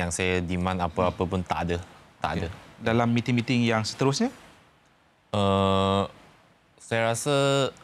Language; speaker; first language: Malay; non-native, local second language; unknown